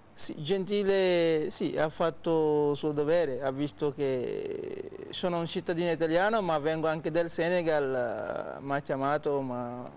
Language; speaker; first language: Italian; non-native, fluent; Wolof